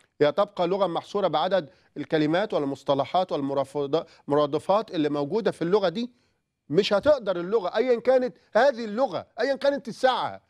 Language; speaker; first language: Arabic; native; Arabic